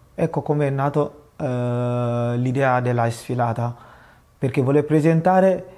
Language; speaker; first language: Italian; non-native, learner; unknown